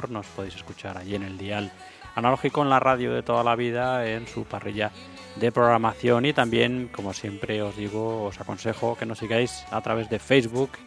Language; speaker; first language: Spanish; native; Spanish